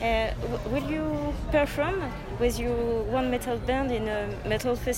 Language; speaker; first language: English; non-native, learner; French